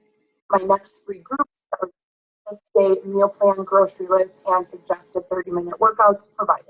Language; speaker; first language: English; native; English